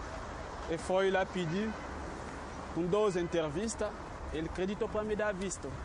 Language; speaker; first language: Portuguese; non-native, learner; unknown